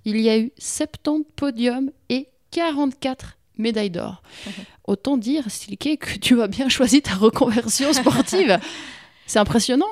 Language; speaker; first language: French; native; French